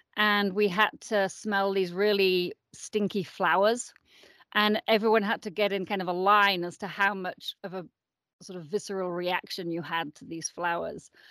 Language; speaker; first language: English; native; English